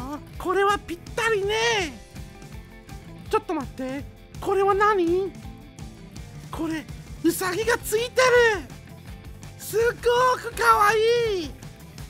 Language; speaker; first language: Japanese; non-native, fluent; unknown